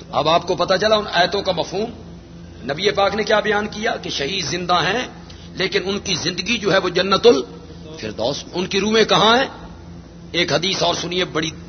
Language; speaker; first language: Urdu; non-native, local second language; Punjabi